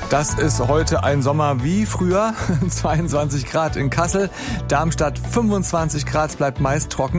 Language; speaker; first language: German; native; German